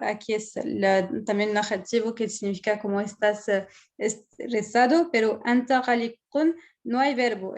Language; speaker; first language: Spanish; non-native, fluent; Arabic